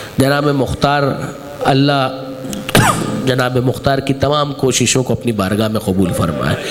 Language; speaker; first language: Urdu; non-native, local second language; Gujarati